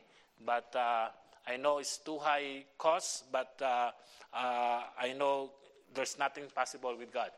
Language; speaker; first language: English; non-native, local second language; Filipino